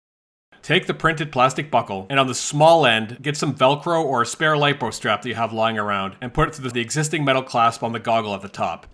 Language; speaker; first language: English; native; English